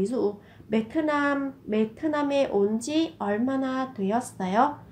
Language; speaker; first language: Korean; non-native, fluent; Vietnamese